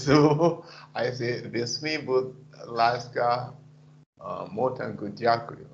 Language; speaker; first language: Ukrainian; non-native, learner; English